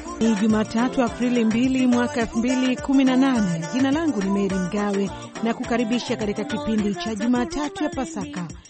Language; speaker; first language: Swahili; native; Swahili